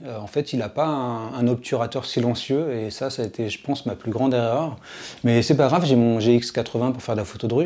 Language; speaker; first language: French; native; French